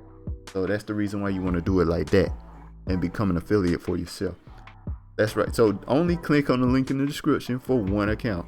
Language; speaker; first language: English; native; English